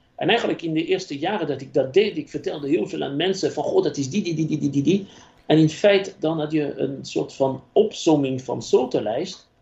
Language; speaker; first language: Dutch; non-native, fluent; French